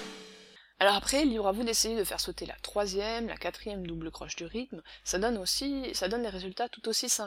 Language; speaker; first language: French; native; French